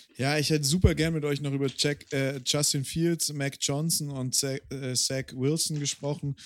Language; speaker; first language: German; native; German